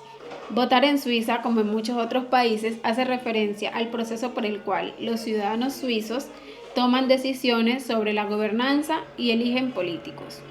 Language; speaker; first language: Spanish; native; Spanish